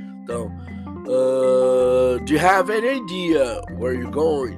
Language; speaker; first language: English; non-native, fluent; Portuguese